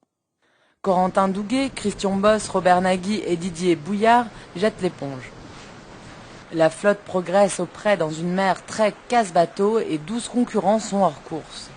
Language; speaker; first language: French; native; French